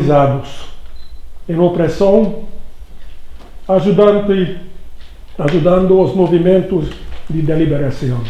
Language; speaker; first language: Portuguese; non-native, learner; Hungarian